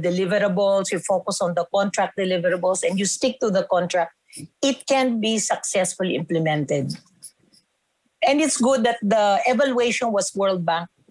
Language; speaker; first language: English; non-native, local second language; Filipino